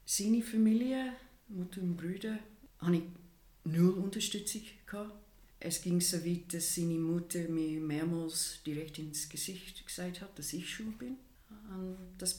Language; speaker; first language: German; non-native, fluent; English